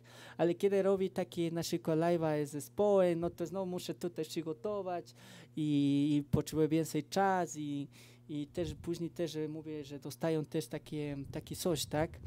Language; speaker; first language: Polish; non-native, fluent; Spanish